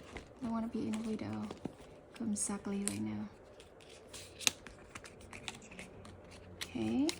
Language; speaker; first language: English; early bilingual, heritage; Khmer